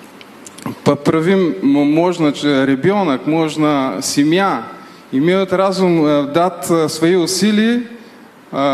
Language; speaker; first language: Russian; non-native, learner; Bulgarian